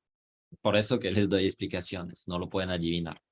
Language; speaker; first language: Spanish; non-native, fluent; French